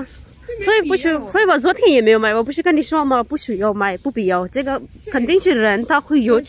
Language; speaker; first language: Chinese; non-native, learner; Urdu